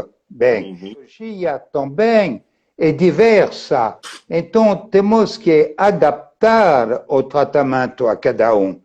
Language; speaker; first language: Portuguese; non-native, fluent; French